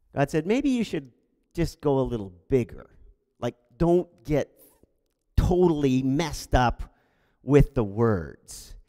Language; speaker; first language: English; native; English